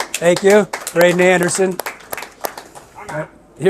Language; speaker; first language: English; native; English